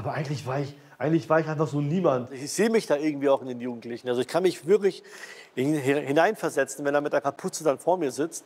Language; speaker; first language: German; early bilingual, other home language; Urdu